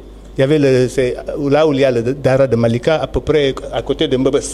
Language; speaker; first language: French; non-native, local second language; Wolof